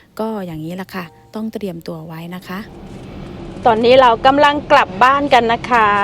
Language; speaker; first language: Thai; native; Thai